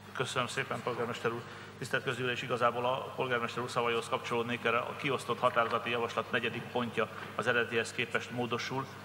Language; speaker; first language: Hungarian; native; Hungarian